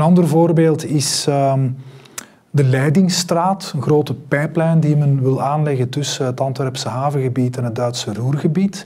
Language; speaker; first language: Dutch; native; Dutch